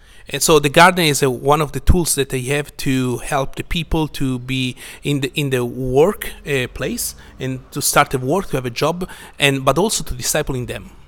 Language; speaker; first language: English; non-native, fluent; Italian